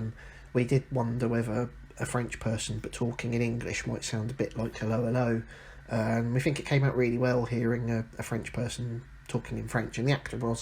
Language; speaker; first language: English; native; English